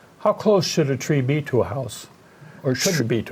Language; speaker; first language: English; native; English